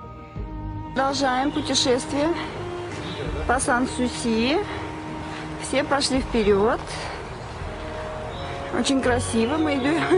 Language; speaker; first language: Russian; native; Russian